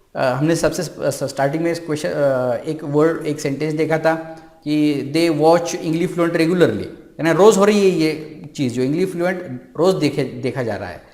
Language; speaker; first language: Hindi; non-native, local second language; Marathi